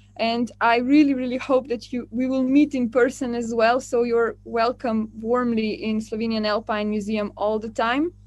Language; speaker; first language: English; non-native, fluent; Slovenian